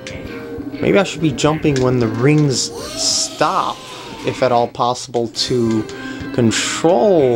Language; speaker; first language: English; native; English